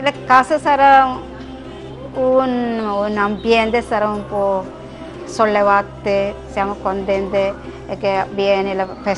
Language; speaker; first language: Italian; non-native, learner; Malayalam